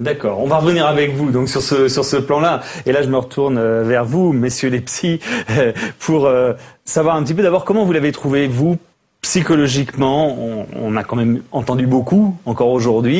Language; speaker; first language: French; native; French